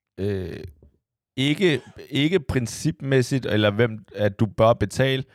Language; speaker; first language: Danish; early bilingual, other home language; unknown